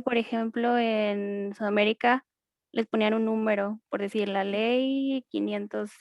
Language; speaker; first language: Spanish; native; Spanish